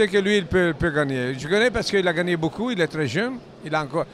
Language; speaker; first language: French; non-native, fluent; Italian